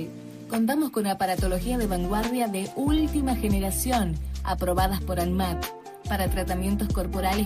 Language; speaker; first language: Spanish; native; Spanish